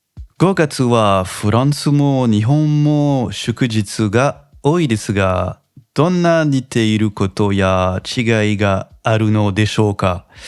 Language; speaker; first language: Japanese; non-native, fluent; French